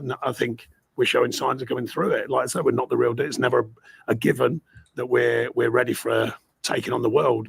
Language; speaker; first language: English; native; English